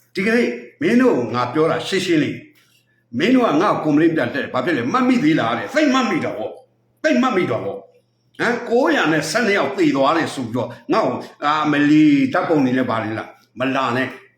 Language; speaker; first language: Burmese; native; Burmese